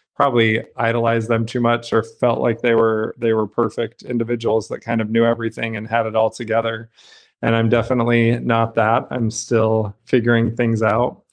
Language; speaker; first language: English; native; English